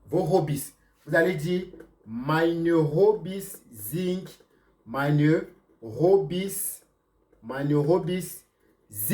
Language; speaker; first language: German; non-native, fluent; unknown